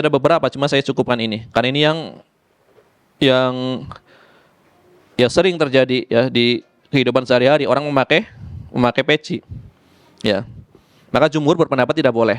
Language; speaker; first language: Indonesian; native; Indonesian